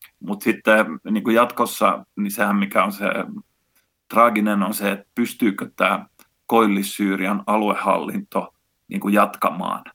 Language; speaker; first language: Finnish; native; Finnish